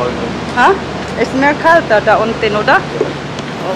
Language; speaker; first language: German; non-native, learner; Filipino